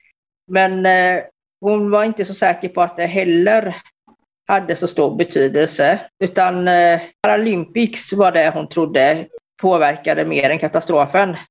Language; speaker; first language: Swedish; native; Swedish